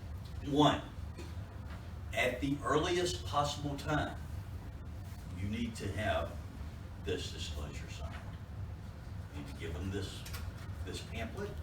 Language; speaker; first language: English; native; English